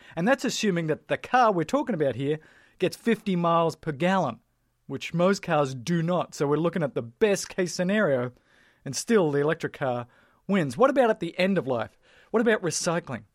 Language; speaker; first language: English; native; English